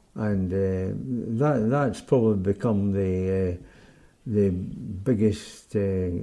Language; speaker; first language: English; native; English